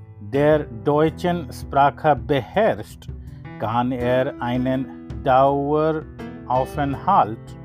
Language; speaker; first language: German; non-native, learner; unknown